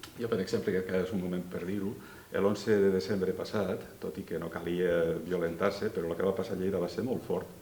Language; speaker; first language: Catalan; native; Catalan